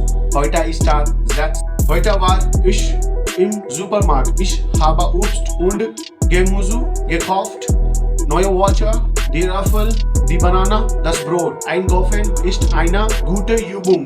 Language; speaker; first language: German; non-native, learner; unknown